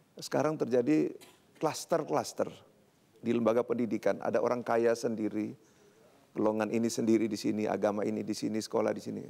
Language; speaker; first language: Indonesian; native; Indonesian